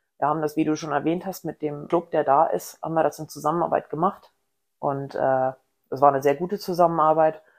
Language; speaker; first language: German; native; German